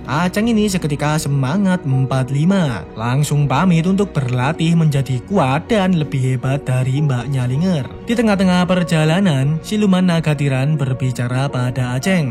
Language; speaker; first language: Indonesian; native; Indonesian